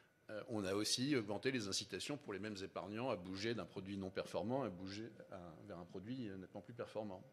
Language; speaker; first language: French; native; French